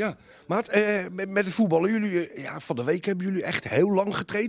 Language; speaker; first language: Dutch; native; Dutch